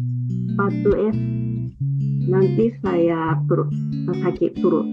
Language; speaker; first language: Indonesian; non-native, fluent; Japanese